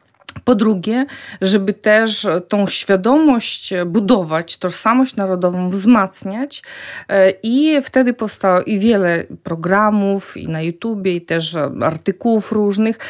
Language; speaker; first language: Polish; non-native, fluent; Ukrainian